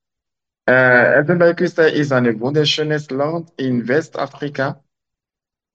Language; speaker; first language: German; non-native, learner; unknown